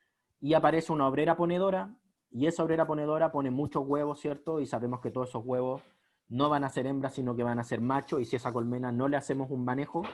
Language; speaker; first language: Spanish; native; Spanish